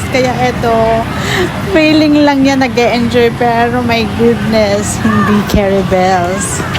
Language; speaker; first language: Filipino; native; Filipino